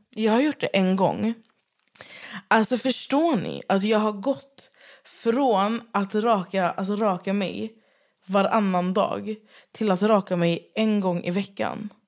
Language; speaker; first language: Swedish; early bilingual, other home language; Arabic